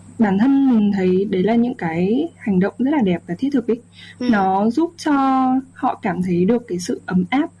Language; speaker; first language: Vietnamese; native; Vietnamese